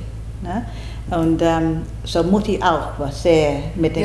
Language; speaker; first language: German; non-native, learner; English